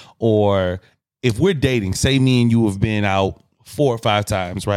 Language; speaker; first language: English; native; English